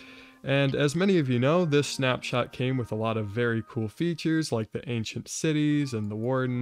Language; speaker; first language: English; native; English